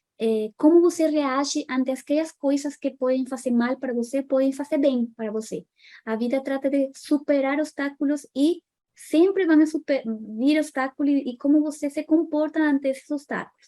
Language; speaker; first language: Portuguese; non-native, fluent; Spanish